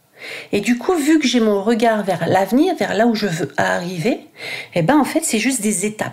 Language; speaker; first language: French; native; French